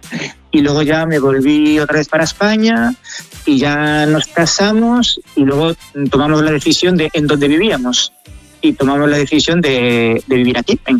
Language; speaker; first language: Spanish; native; Spanish